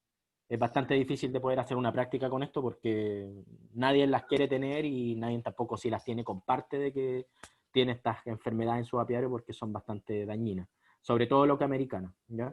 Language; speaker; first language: Spanish; native; Spanish